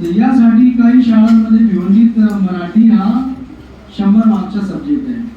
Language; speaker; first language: Marathi; non-native, local second language; Urdu